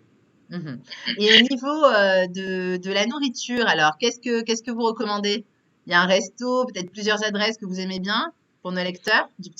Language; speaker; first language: French; native; French